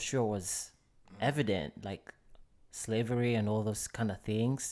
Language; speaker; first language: English; non-native, local second language; Nyanja